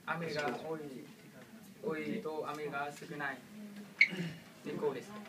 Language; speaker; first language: Japanese; non-native, learner; Vietnamese